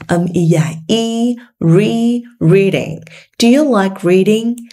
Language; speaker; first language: English; non-native, fluent; Vietnamese